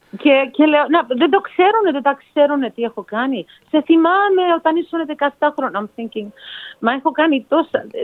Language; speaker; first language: Greek; early bilingual, heritage; Greek